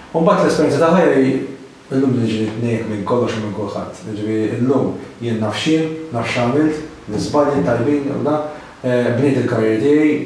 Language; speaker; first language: Maltese; native; Maltese